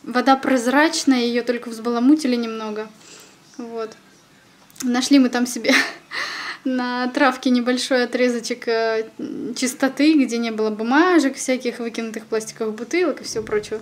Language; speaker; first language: Russian; native; Russian